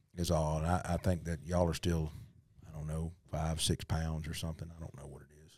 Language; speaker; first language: English; native; English